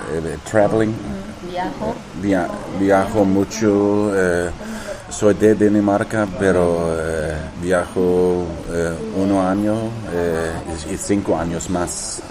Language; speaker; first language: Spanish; non-native, learner; Danish